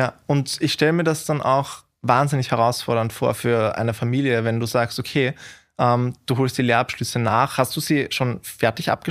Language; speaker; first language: German; native; German